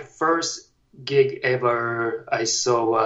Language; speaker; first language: English; non-native, fluent; Japanese